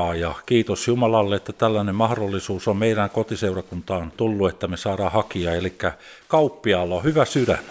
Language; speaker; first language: Finnish; early bilingual, heritage; Finnish